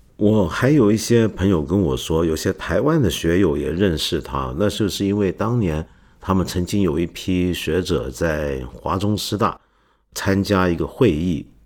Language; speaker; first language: Chinese; non-native, local second language; Cantonese